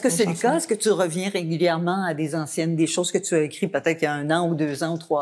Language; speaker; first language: French; native; French